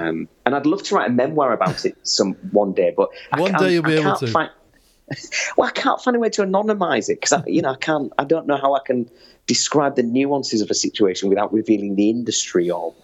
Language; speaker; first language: English; native; English